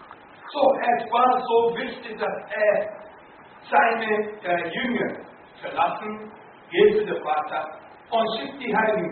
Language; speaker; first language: German; non-native, fluent; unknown